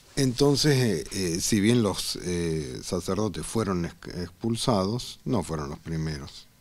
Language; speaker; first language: Spanish; native; Spanish